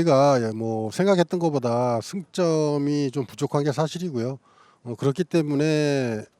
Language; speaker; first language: Korean; native; Korean